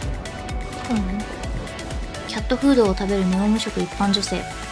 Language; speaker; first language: Japanese; native; Japanese